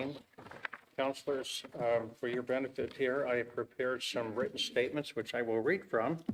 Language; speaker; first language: English; native; English